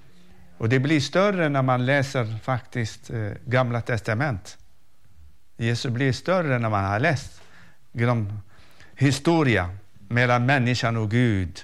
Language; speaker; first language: Swedish; non-native, fluent; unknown